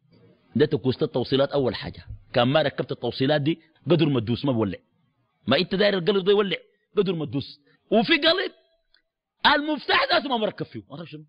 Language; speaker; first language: Arabic; native; Arabic